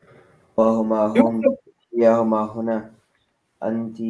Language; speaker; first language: Arabic; non-native, learner; Filipino